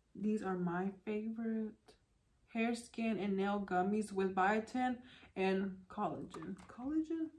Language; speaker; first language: English; early bilingual, other home language; Spanish